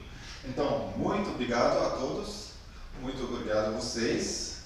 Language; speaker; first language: Portuguese; non-native, fluent; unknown